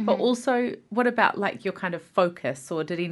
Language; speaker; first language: English; native; English